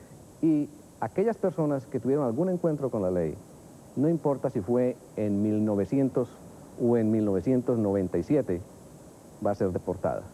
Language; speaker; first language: Spanish; native; Spanish